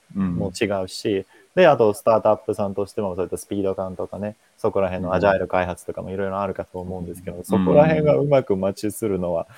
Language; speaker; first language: Japanese; non-native, fluent; Finnish